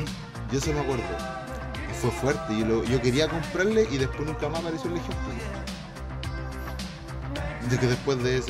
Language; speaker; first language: Spanish; native; Spanish